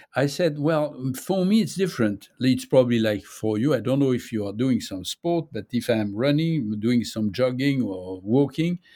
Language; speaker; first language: English; non-native, fluent; French